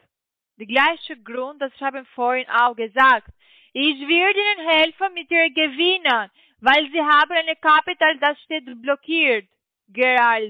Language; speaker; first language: German; non-native, learner; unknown